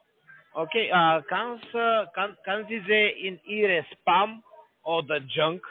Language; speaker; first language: German; non-native, learner; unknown